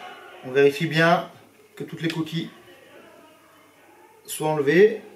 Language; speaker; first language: French; native; French